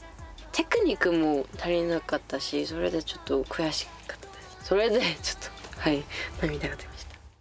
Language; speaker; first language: Japanese; non-native, fluent; Korean